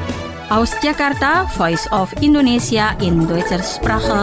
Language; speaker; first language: German; non-native, fluent; Indonesian